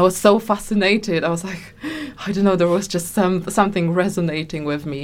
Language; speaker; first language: English; non-native, fluent; Polish